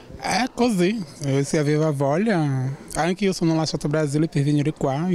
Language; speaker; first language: Italian; non-native, learner; Portuguese